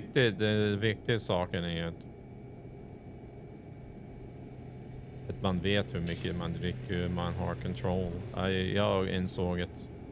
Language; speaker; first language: Swedish; non-native, fluent; English